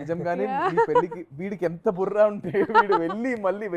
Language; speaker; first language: Telugu; native; Telugu